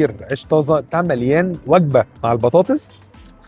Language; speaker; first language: Arabic; native; Arabic